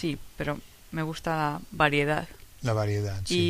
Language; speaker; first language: Spanish; non-native, fluent; English